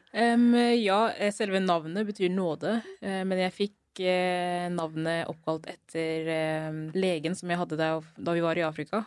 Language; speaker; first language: Norwegian; early bilingual, other home language; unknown